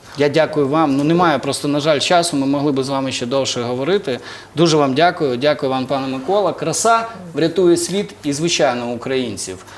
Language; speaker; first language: Ukrainian; native; Ukrainian